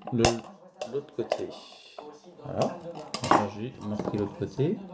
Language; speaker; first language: French; native; French